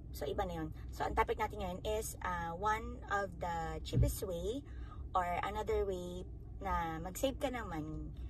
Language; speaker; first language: Filipino; native; Filipino